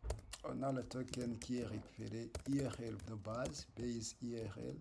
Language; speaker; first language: French; non-native, local second language; Rundi